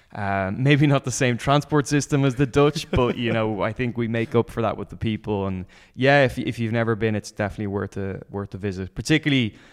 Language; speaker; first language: English; native; English